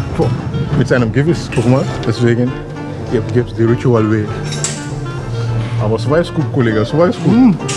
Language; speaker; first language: German; non-native, learner; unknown